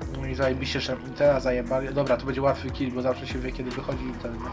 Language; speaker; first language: Polish; native; Polish